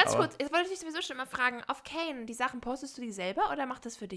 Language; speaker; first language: German; native; German